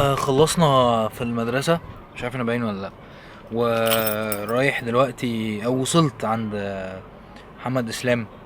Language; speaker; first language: Egyptian Arabic; early bilingual, heritage; Arabic